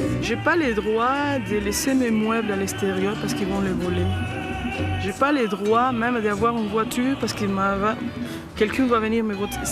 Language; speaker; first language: French; non-native, fluent; Spanish